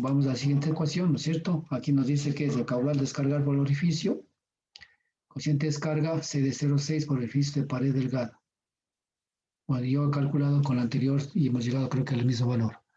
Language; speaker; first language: Spanish; native; Spanish